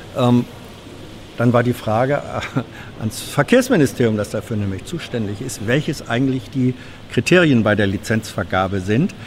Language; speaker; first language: German; native; German